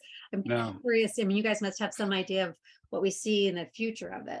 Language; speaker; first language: English; native; English